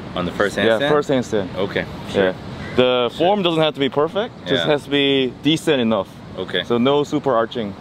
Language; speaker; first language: English; non-native, fluent; Korean